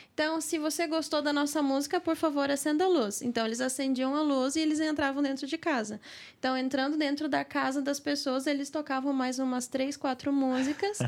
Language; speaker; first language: Portuguese; native; Portuguese